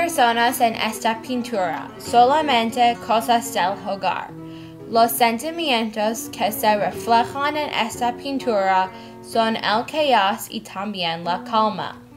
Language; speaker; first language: Spanish; non-native, learner; English